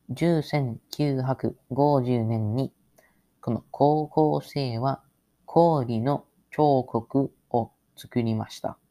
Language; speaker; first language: Japanese; non-native, learner; English